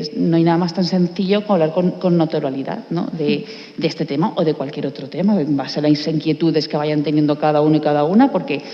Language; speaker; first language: Spanish; non-native, local second language; Catalan